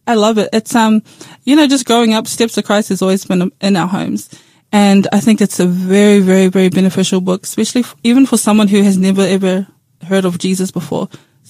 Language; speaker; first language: English; native; English